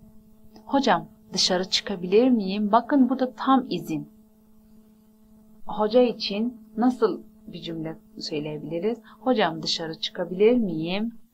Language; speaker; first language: Turkish; non-native, fluent; Persian